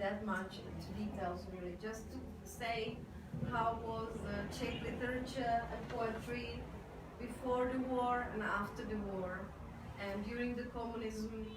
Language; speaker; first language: English; non-native, fluent; Czech